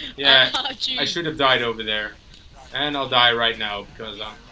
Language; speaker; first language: English; non-native, fluent; Dutch